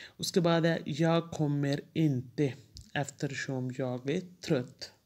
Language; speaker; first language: Swedish; non-native, fluent; Urdu